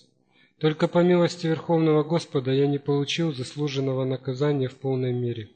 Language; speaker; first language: Russian; native; Russian